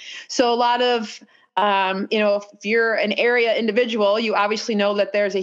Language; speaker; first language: English; native; English